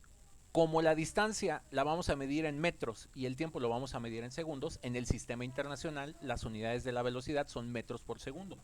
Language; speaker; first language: Spanish; native; Spanish